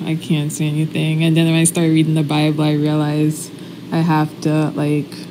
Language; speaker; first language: English; native; English